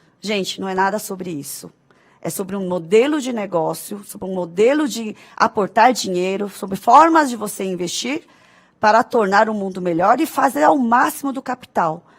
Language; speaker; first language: Portuguese; early bilingual, other home language; Korean